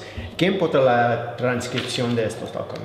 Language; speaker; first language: Spanish; non-native, fluent; English